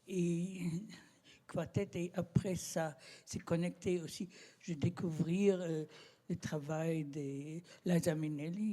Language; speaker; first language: French; non-native, learner; German